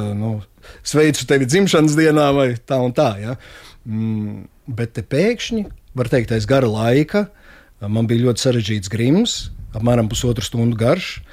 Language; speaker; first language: Latvian; native; Latvian